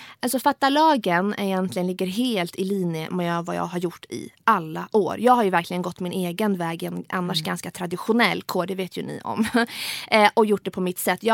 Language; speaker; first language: Swedish; early bilingual, other home language; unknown